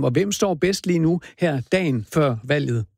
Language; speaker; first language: Danish; native; Danish